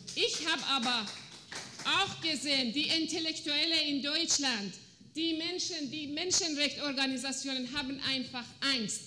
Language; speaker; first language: German; non-native, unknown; Persian